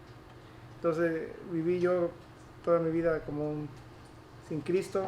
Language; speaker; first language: Spanish; native; Spanish